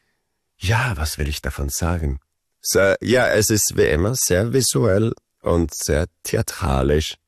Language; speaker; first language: German; early bilingual, heritage; Swedish